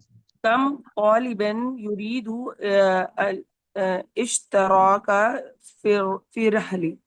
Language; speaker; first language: Arabic; non-native, learner; Urdu